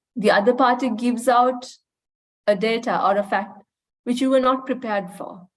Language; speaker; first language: English; non-native, local second language; Sinhala